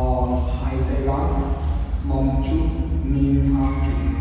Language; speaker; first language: Vietnamese; non-native, learner; Hindi